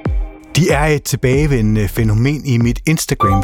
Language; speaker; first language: Danish; native; Danish